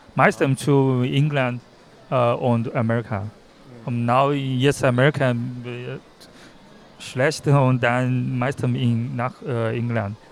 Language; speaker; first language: German; non-native, learner; Chinese